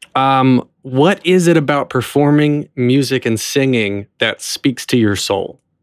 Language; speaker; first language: English; native; English